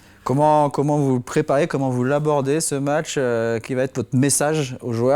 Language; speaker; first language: French; native; French